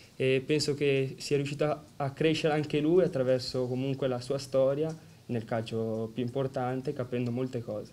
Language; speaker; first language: Italian; native; Italian